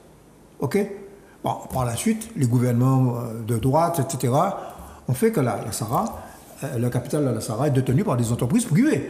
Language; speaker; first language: French; native; French